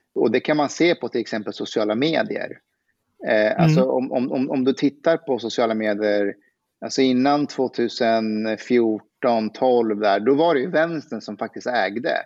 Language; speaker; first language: Swedish; early bilingual, other home language; Persian